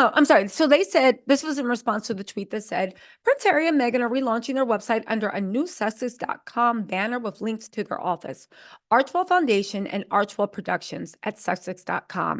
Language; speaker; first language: English; native; English